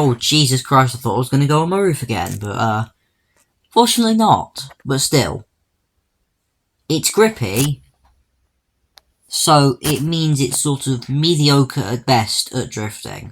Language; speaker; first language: English; native; English